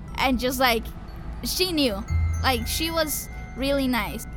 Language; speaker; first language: English; early bilingual, other home language; Spanish